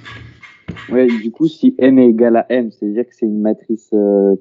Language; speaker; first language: French; native; French